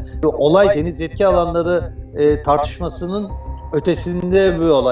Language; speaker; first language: Turkish; native; Turkish